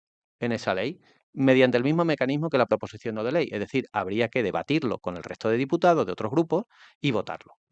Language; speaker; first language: Spanish; native; Spanish